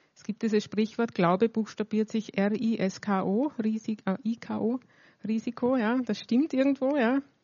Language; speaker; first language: German; native; German